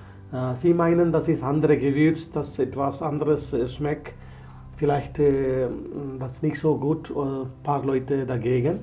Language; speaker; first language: German; non-native, learner; Tamil